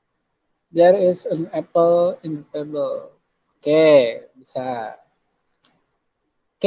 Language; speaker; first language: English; non-native, learner; Indonesian